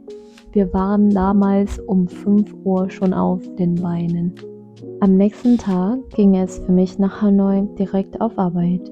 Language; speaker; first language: German; non-native, fluent; Vietnamese